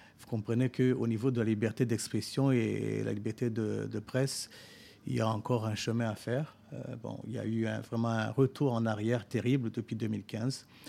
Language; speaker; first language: French; non-native, local second language; Rundi